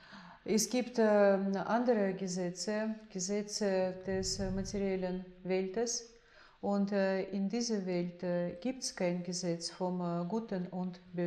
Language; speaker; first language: German; non-native, fluent; Russian